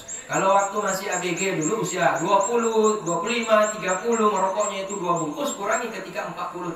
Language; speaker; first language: Indonesian; native; Indonesian